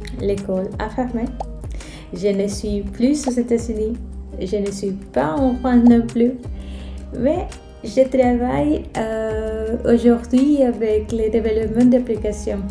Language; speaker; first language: French; non-native, fluent; Spanish